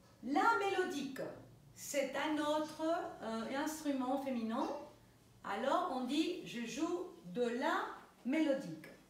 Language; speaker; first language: French; non-native, fluent; Spanish